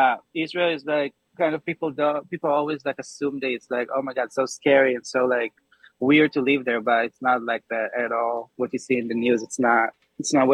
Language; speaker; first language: English; non-native, fluent; Hebrew